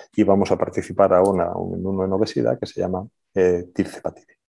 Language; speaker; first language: Spanish; native; Spanish